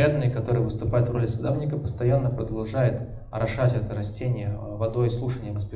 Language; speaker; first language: Russian; native; Russian